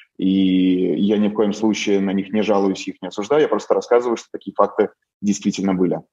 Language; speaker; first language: Russian; native; Russian